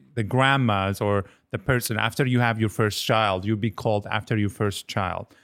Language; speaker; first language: English; non-native, fluent; Arabic